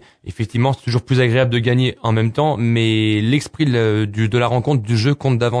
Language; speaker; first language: French; native; French